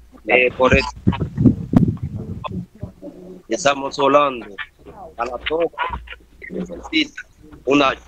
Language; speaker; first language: Spanish; non-native, learner; Haitian Creole